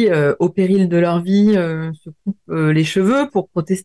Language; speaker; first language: French; native; French